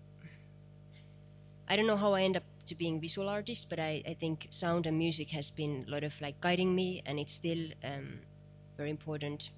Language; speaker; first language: English; non-native, fluent; Finnish